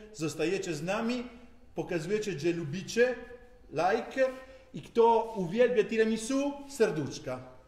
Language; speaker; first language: Polish; non-native, learner; Italian